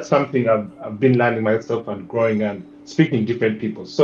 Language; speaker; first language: English; non-native, local second language; Ganda